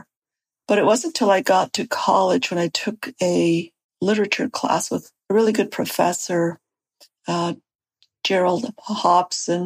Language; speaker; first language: English; early bilingual, other home language; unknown